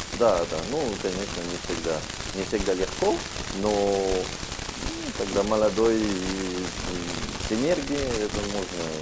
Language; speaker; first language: Russian; non-native, fluent; French